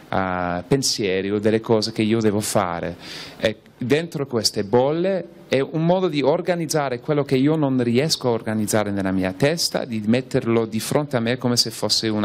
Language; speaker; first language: Italian; non-native, fluent; English